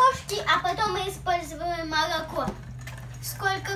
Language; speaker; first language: Russian; early bilingual, heritage; Russian